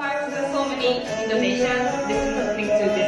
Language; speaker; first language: English; non-native, fluent; Japanese